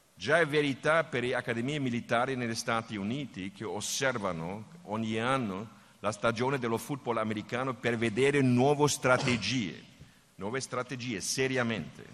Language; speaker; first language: Italian; non-native, fluent; German